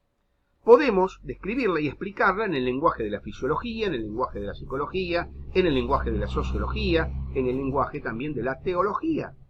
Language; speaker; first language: Spanish; native; Spanish